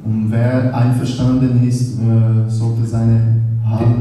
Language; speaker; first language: German; non-native, learner; Portuguese